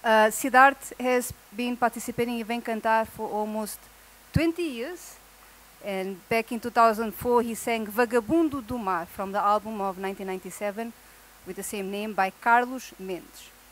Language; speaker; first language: English; non-native, local second language; Portuguese